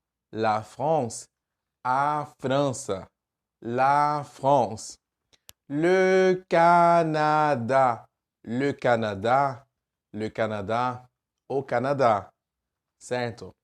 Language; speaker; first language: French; non-native, fluent; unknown